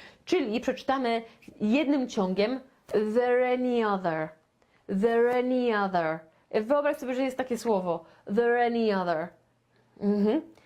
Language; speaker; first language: Polish; native; Polish